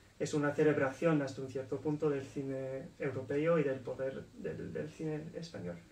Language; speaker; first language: Spanish; non-native, fluent; English